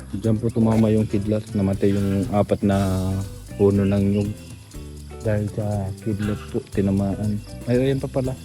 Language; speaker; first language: Filipino; non-native, local second language; Bikol